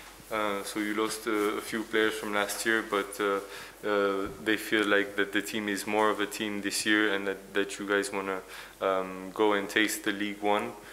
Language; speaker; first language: English; non-native, fluent; French